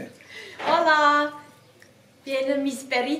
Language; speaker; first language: Spanish; non-native, learner; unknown